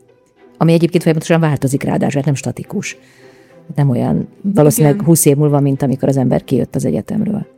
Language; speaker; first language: Hungarian; native; Hungarian